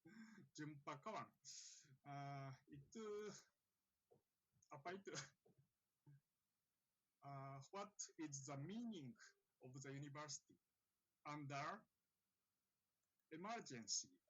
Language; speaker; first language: English; non-native, fluent; Japanese